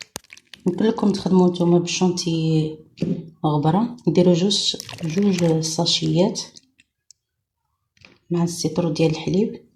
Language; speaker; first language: Arabic; native; Arabic